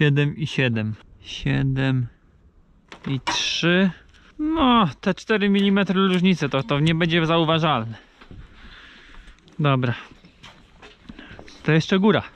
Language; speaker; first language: Polish; native; Polish